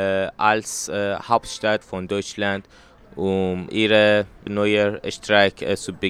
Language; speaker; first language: German; non-native, learner; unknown